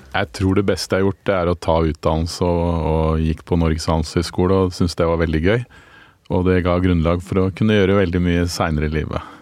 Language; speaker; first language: Norwegian; native; Norwegian